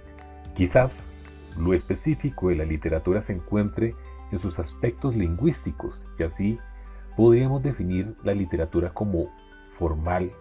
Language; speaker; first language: Spanish; native; Spanish